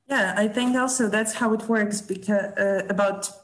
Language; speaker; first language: English; non-native, fluent; Ukrainian